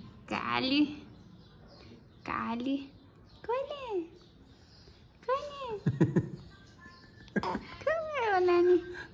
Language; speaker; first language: Chinese; non-native, learner; Nepali